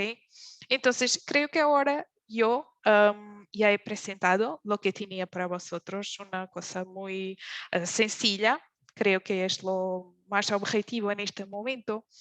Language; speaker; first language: Spanish; non-native, fluent; Portuguese